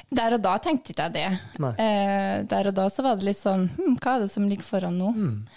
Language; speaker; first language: Norwegian; native; Norwegian